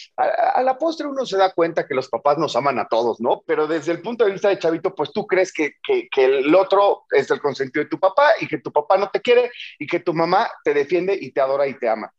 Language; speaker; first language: Spanish; native; Spanish